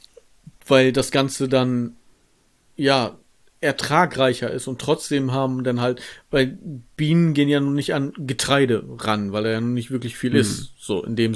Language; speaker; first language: German; native; German